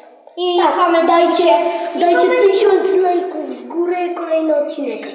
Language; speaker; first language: Polish; native; Polish